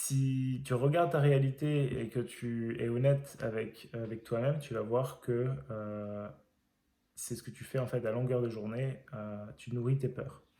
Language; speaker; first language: French; native; French